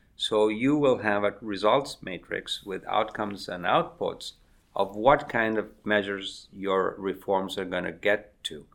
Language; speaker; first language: English; non-native, fluent; Spanish